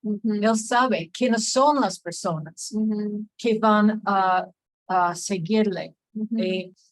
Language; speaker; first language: Spanish; non-native, fluent; English